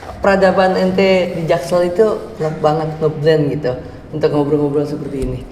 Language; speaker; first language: Indonesian; native; Indonesian